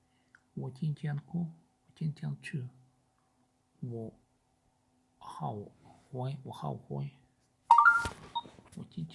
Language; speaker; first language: Chinese; non-native, learner; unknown